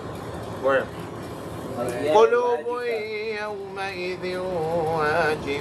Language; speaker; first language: Arabic; early bilingual, heritage; Arabic